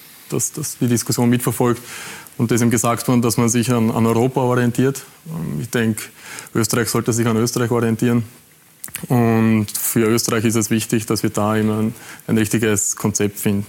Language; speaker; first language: German; native; German